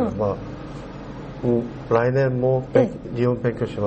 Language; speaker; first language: Japanese; non-native, learner; Korean